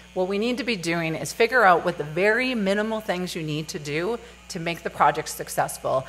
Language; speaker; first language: English; native; English